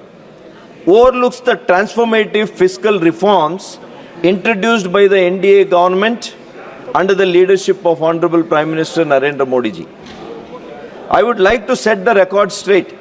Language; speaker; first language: English; non-native, local second language; Kannada